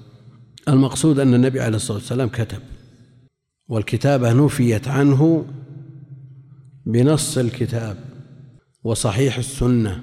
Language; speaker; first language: Arabic; native; Arabic